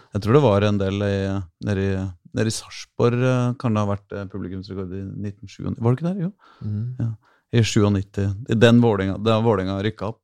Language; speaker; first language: Norwegian; native; Norwegian